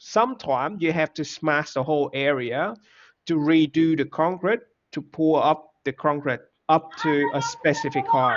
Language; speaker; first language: English; non-native, fluent; Vietnamese